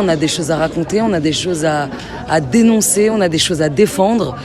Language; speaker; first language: French; native; French